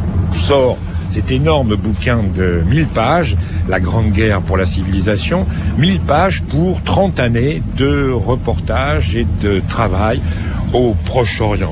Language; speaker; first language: French; native; French